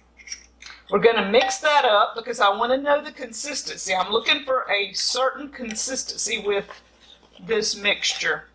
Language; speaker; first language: English; native; English